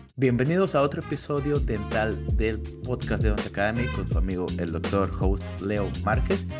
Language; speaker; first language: Spanish; native; Spanish